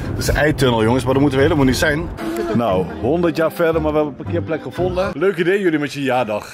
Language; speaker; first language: Dutch; native; Dutch